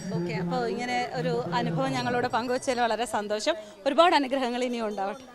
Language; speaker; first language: Malayalam; native; Malayalam